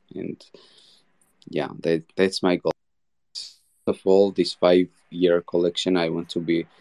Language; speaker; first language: English; non-native, learner; Georgian